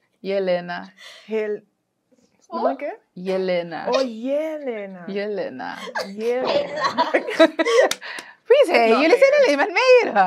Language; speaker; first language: Dutch; native; Dutch